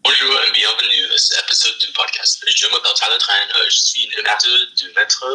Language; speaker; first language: French; non-native, learner; English